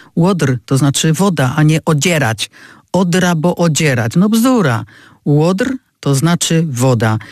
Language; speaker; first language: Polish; native; Polish